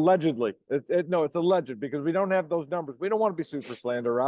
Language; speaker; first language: English; native; English